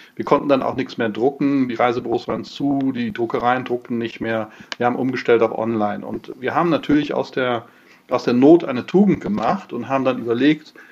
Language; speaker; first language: German; non-native, fluent; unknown